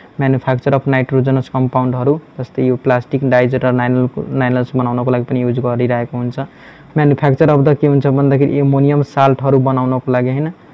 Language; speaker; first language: Nepali; native; Nepali